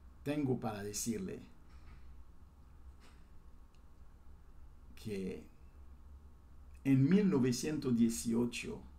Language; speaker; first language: Spanish; non-native, fluent; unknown